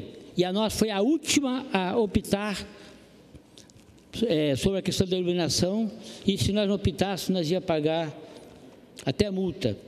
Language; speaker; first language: Portuguese; native; Portuguese